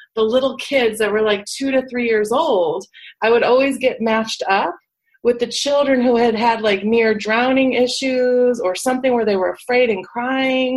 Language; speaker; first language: English; native; English